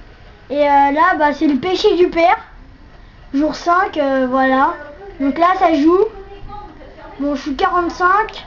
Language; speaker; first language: French; native; French